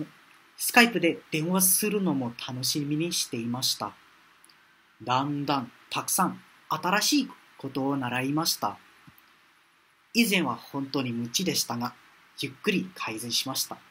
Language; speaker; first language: Japanese; non-native, fluent; Malay